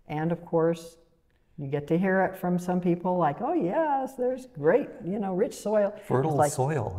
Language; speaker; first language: English; native; English